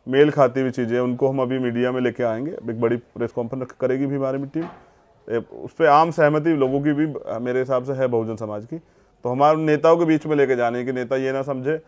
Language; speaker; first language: Hindi; native; Hindi